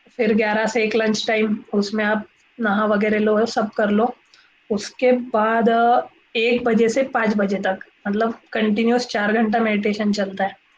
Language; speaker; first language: Hindi; non-native, local second language; Marathi